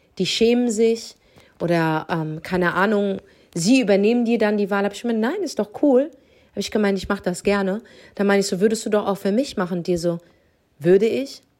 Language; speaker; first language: German; early bilingual, other home language; Arabic